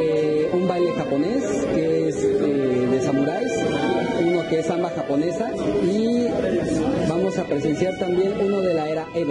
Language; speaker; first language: Spanish; native; Spanish